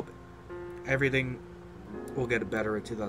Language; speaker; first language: English; native; English